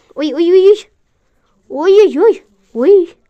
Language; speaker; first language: Russian; non-native, local second language; Ukrainian